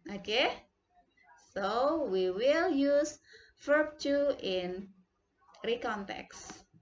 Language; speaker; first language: English; non-native, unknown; Indonesian